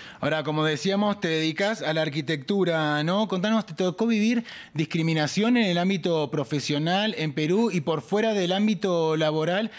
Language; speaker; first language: Spanish; native; Spanish